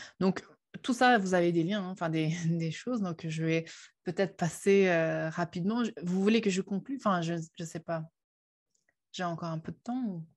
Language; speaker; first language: French; non-native, fluent; Uyghur